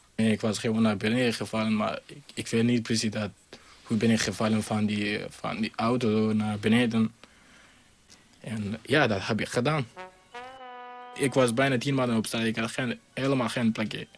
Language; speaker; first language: Dutch; non-native, learner; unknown